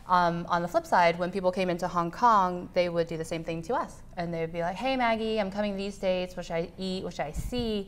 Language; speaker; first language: English; native; English